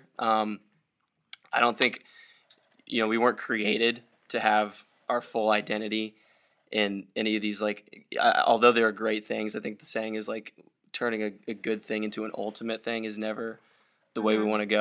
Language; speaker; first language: English; native; English